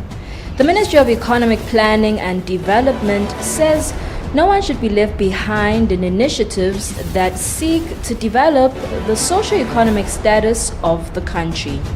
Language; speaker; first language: English; non-native, local second language; Swati